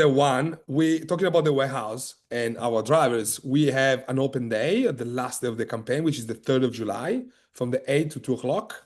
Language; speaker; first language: English; non-native, fluent; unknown